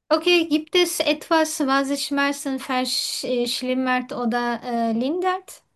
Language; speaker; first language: German; non-native, learner; Turkish